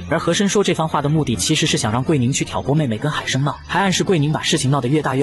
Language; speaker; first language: Chinese; native; Chinese